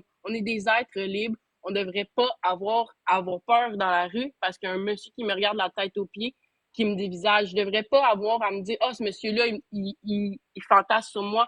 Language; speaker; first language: French; native; French